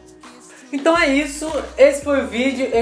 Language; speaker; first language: Portuguese; native; Portuguese